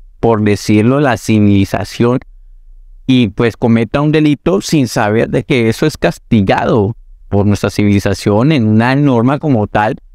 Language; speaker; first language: Spanish; native; Spanish